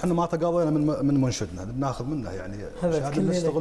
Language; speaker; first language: Arabic; native; Arabic